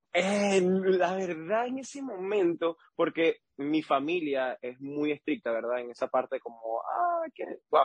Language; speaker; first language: Spanish; native; Spanish